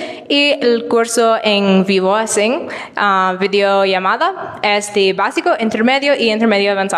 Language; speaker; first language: Spanish; non-native, learner; English